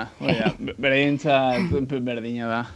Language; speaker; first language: Basque; non-native, local second language; Spanish